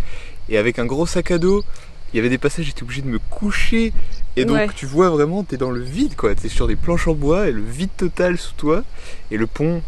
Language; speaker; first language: French; native; French